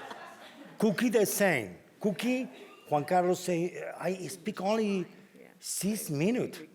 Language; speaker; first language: English; non-native, learner; Spanish